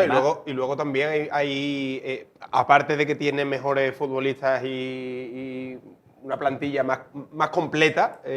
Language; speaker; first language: Spanish; native; Spanish